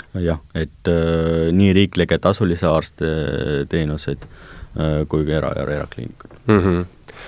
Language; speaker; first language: Estonian; non-native, local second language; Russian